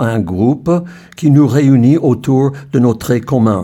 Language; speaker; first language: French; non-native, fluent; English